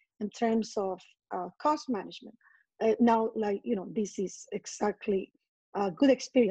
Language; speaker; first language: English; non-native, fluent; Spanish